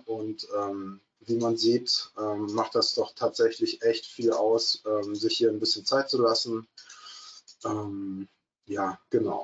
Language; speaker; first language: German; native; German